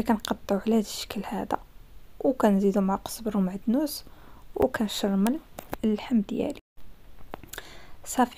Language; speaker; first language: Arabic; native; Arabic